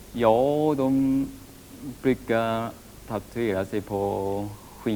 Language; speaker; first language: Swedish; non-native, fluent; Cantonese